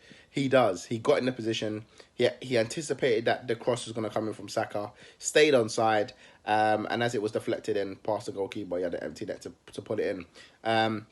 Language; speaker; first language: English; native; English